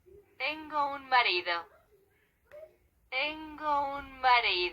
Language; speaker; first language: Spanish; non-native, learner; Haitian Creole